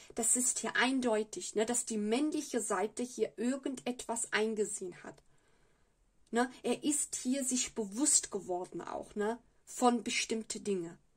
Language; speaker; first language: German; non-native, fluent; Italian